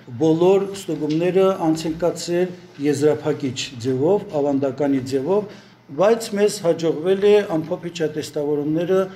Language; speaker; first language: Armenian; native; Armenian